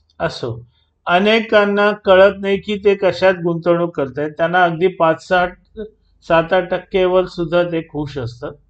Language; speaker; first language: Marathi; native; Marathi